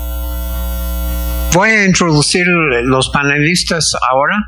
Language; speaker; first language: Spanish; non-native, fluent; English